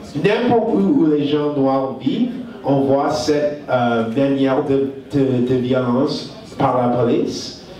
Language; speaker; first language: French; non-native, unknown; English